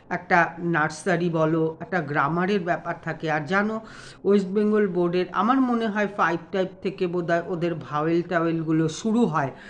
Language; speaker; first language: Bangla; native; Bangla